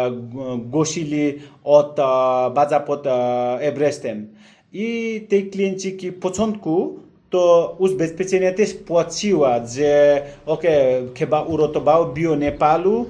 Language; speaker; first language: Polish; non-native, learner; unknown